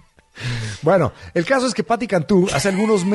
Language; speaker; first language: Spanish; native; Spanish